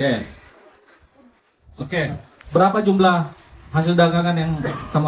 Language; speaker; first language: Indonesian; native; Indonesian